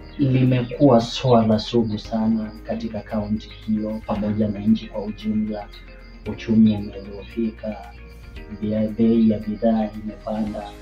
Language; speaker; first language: Swahili; non-native, local second language; Luyia